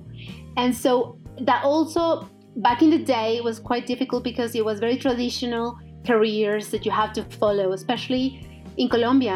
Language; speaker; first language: English; non-native, fluent; Spanish